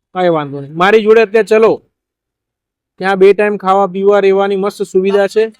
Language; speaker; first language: Gujarati; native; Gujarati